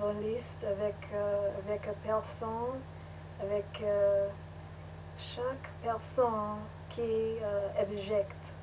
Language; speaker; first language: French; non-native, learner; English